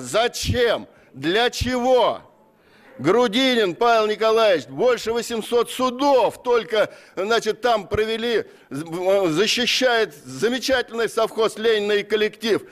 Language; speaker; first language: Russian; native; Russian